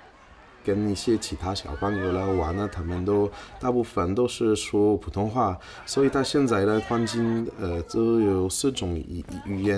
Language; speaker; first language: Chinese; non-native, fluent; French